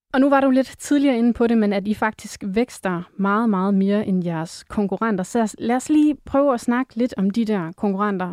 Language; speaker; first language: Danish; native; Danish